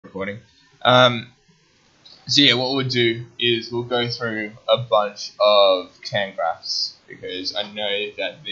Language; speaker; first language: English; native; English